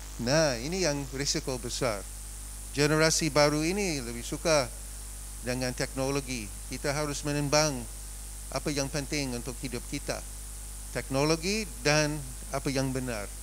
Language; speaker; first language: Indonesian; non-native, fluent; English